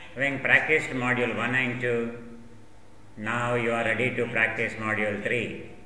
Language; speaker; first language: English; non-native, local second language; Telugu